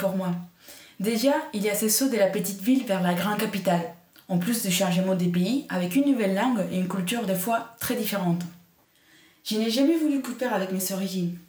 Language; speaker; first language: French; non-native, fluent; Spanish